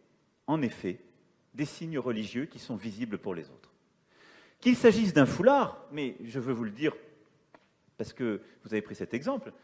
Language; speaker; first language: French; native; French